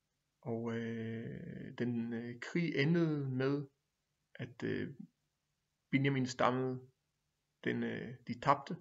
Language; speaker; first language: Danish; non-native, fluent; Hebrew